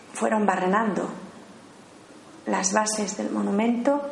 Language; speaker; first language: Spanish; native; Spanish